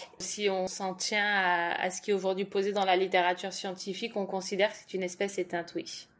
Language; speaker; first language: French; native; French